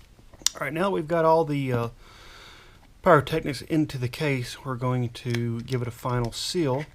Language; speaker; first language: English; native; English